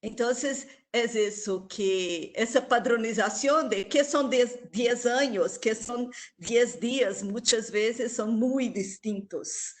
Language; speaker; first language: Spanish; non-native, local second language; Portuguese